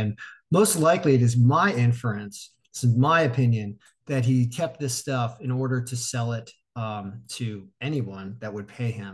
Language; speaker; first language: English; native; English